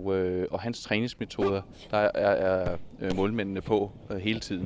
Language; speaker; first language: Danish; native; Danish